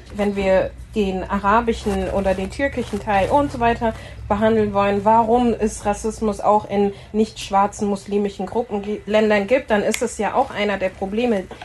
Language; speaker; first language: German; native; German